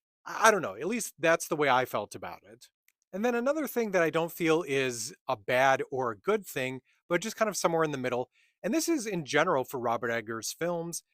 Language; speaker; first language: English; native; English